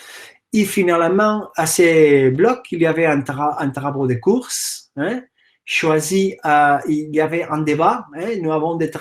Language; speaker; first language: French; non-native, fluent; Catalan